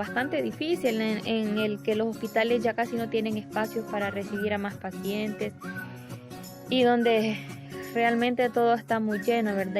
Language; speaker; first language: Spanish; native; Spanish